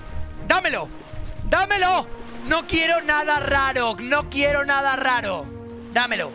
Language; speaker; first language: Spanish; native; Spanish